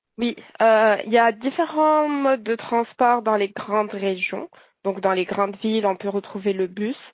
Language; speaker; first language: French; non-native, local second language; Arabic